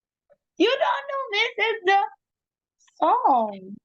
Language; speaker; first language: English; non-native, learner; Indonesian